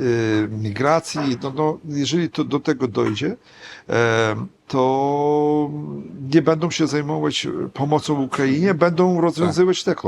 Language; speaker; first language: Polish; non-native, fluent; Ukrainian